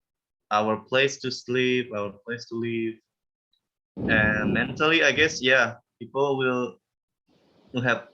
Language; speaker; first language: English; non-native, fluent; Indonesian